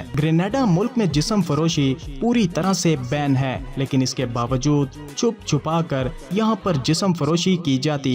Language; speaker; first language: Urdu; native; Urdu